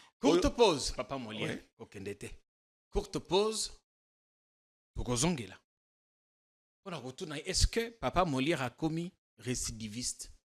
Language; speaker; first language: French; non-native, local second language; Lingala